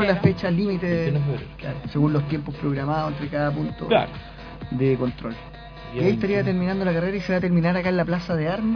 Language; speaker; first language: Spanish; native; Spanish